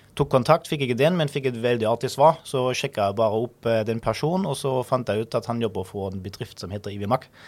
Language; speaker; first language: Norwegian; non-native, fluent; German